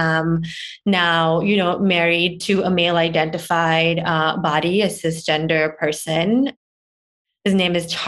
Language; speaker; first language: English; non-native, local second language; Malay